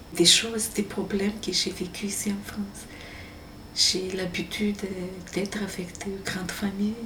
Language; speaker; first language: French; non-native, local second language; Malagasy